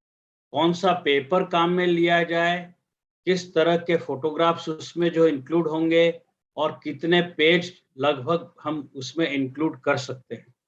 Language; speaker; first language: Hindi; native; Hindi